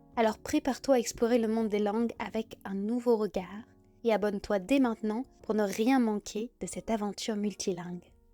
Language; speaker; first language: French; native; French